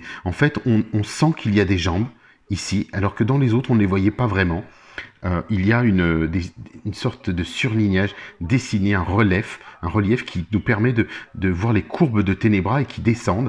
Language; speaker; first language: French; native; French